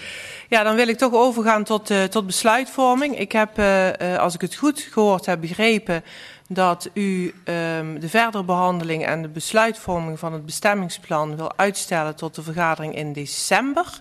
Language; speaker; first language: Dutch; native; Dutch